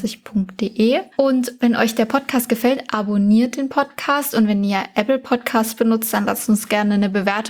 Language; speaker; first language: German; native; German